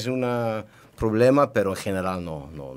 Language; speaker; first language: Spanish; non-native, learner; Dutch